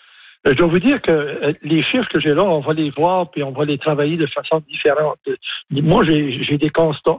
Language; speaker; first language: French; native; French